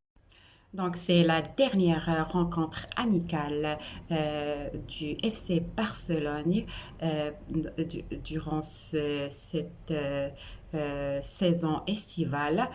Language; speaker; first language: French; non-native, local second language; Arabic